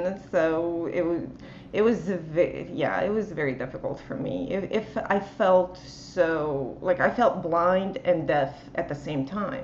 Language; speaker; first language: English; non-native, fluent; Bosnian